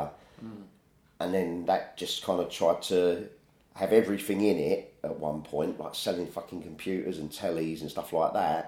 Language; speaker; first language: English; native; English